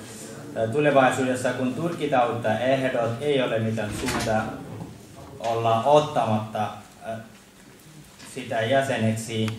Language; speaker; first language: Finnish; non-native, learner; Turkish